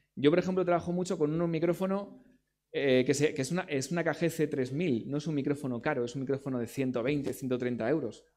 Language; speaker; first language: Spanish; native; Spanish